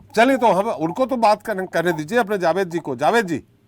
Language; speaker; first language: Hindi; native; Hindi